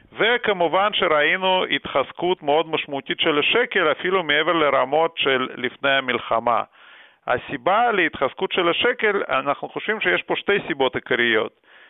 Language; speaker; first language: Hebrew; early bilingual, other home language; Russian